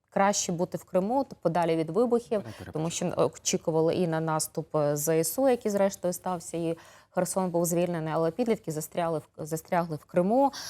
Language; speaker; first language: Ukrainian; native; Ukrainian